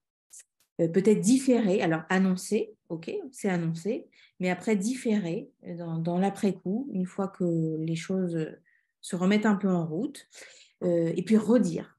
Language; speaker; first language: French; native; French